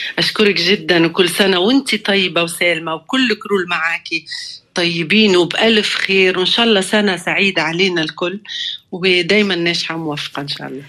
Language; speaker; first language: Arabic; native; Arabic